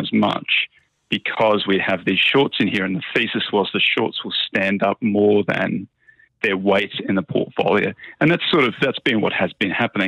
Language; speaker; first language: English; native; English